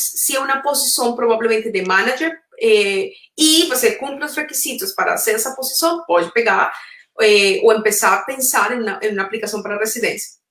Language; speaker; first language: Portuguese; non-native, fluent; Spanish